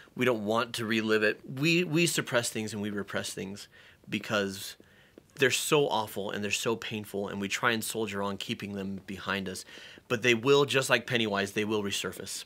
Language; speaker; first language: English; native; English